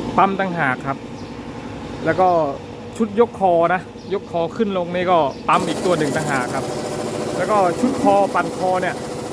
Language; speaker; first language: Thai; native; Thai